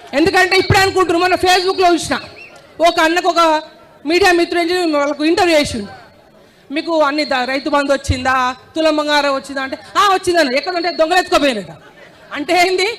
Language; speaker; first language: Telugu; native; Telugu